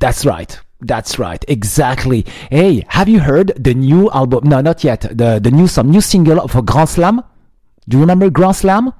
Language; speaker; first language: English; non-native, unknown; French